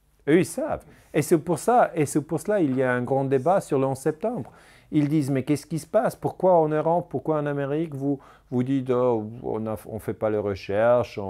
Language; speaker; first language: French; non-native, local second language; German